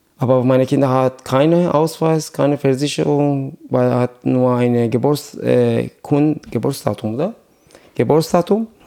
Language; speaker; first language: German; non-native, learner; Persian